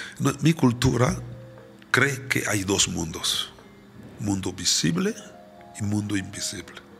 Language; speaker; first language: Spanish; non-native, fluent; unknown